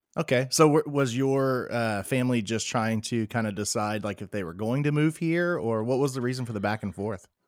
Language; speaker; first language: English; native; English